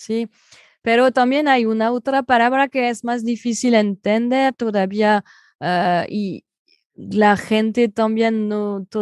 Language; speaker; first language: Spanish; non-native, fluent; French